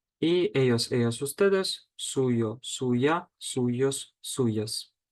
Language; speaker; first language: Spanish; non-native, fluent; Ukrainian